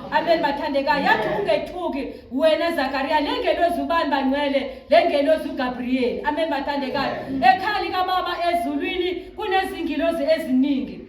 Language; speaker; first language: Zulu; non-native, local second language; Tsonga